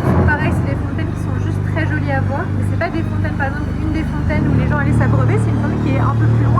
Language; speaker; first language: French; native; French